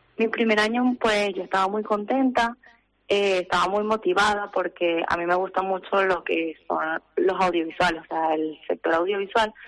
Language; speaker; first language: Spanish; native; Spanish